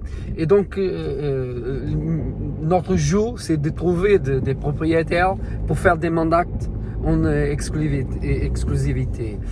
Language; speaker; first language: French; non-native, learner; Portuguese